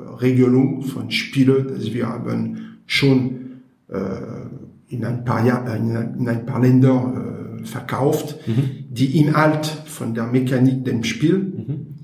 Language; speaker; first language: German; non-native, learner; French